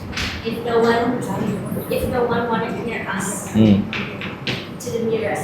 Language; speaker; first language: English; non-native, learner; Malay